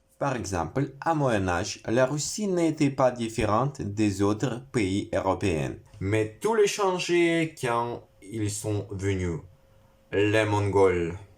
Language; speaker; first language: French; non-native, learner; Russian